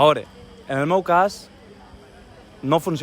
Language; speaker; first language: Catalan; native; Catalan